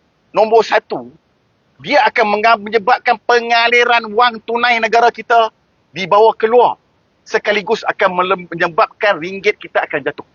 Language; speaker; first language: Malay; native; Malay